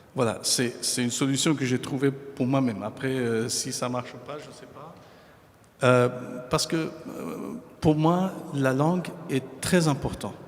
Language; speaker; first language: French; non-native, fluent; Persian